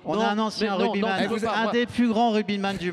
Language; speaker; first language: French; native; French